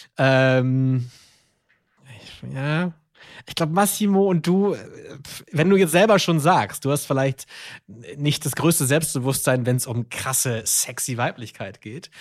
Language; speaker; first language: German; native; German